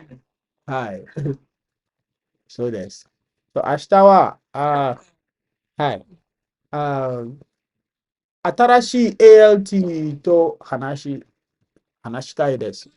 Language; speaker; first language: Japanese; non-native, learner; English